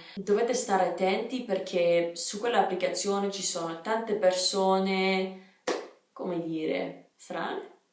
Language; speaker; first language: Italian; non-native, fluent; English